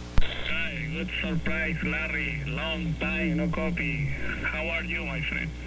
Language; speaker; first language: English; non-native, learner; Spanish